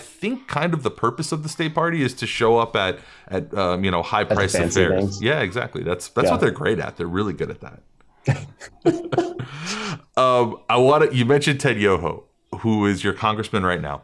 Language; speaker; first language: English; native; English